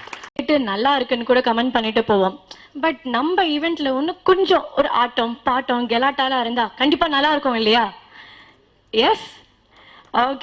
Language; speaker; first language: Tamil; native; Tamil